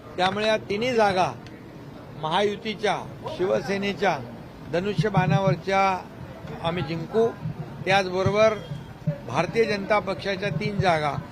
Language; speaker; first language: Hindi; non-native, local second language; Marathi